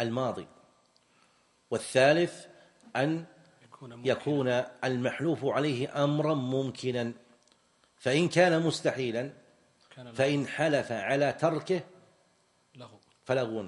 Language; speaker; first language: Arabic; native; Arabic